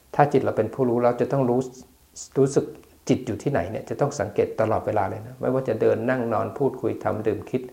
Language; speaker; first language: Thai; native; Thai